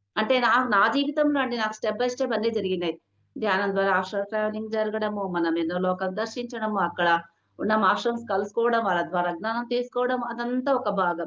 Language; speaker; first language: Telugu; non-native, local second language; Hindi